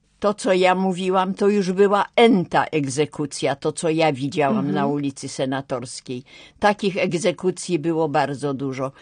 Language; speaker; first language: Polish; native; Polish